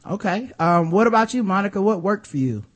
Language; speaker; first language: English; native; English